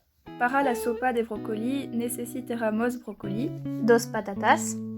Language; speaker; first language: Spanish; non-native, learner; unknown